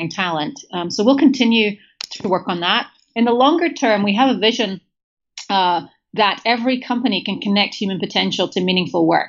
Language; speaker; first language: English; native; English